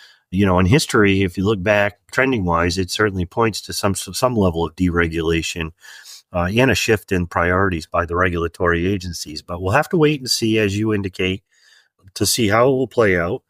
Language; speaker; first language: English; native; English